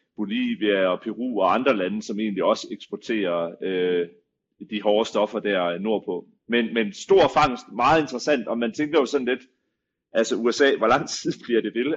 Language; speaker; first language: Danish; native; Danish